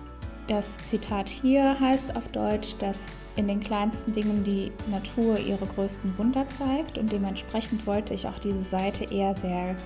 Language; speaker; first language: German; native; German